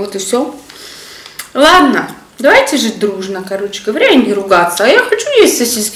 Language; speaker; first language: Russian; native; Russian